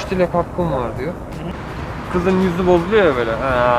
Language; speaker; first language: Turkish; native; Turkish